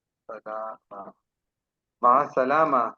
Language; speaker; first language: Arabic; non-native, learner; Urdu